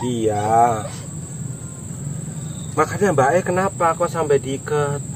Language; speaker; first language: Indonesian; native; Indonesian